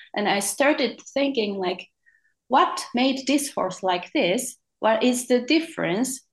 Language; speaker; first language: English; non-native, fluent; Japanese